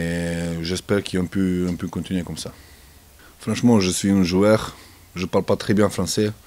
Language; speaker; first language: French; non-native, learner; Serbian